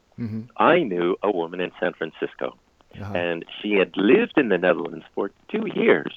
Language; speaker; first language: English; native; English